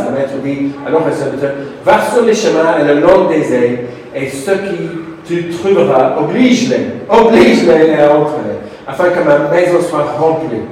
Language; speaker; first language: French; non-native, fluent; English